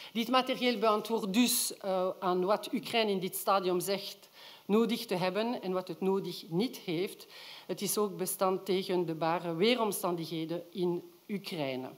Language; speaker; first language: Dutch; non-native, local second language; French